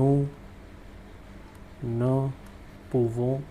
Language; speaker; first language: French; non-native, fluent; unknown